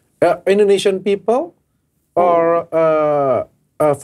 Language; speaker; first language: English; non-native, learner; Indonesian